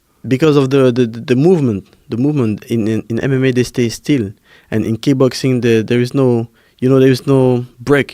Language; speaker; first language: English; non-native, fluent; French